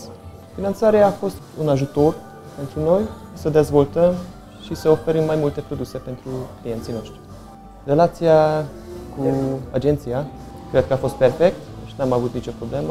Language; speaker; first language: Romanian; non-native, local second language; Hungarian